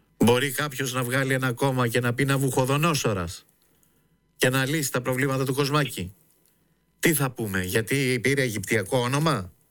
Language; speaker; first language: Greek; native; Greek